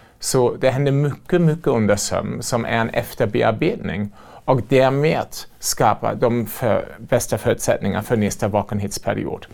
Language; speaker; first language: Swedish; non-native, fluent; German